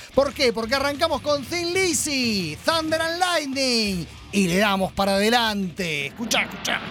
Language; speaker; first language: Spanish; native; Spanish